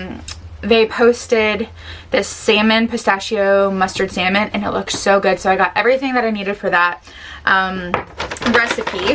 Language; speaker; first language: English; native; English